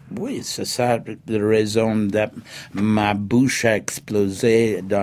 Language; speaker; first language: French; non-native, fluent; English